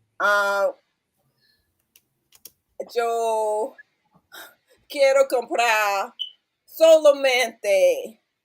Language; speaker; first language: Spanish; non-native, learner; English